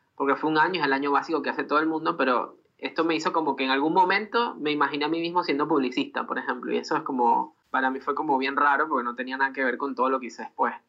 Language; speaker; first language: Spanish; native; Spanish